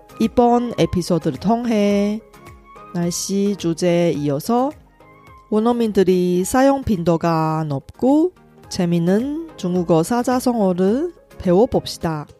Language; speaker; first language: Korean; non-native, fluent; Chinese